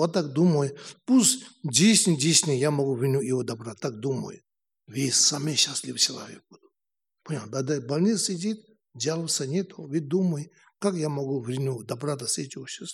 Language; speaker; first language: Russian; non-native, learner; Tibetan